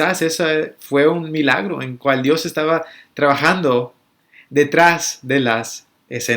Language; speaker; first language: Spanish; early bilingual, other home language; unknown